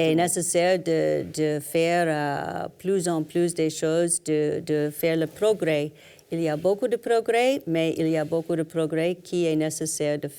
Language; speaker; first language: French; non-native, learner; English